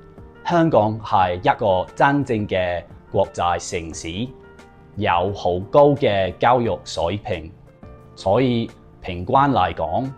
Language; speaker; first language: Cantonese; non-native, fluent; English